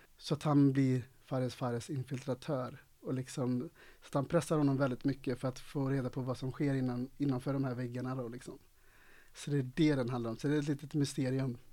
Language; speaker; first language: Swedish; native; Swedish